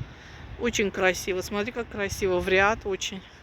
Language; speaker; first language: Russian; non-native, local second language; Azerbaijani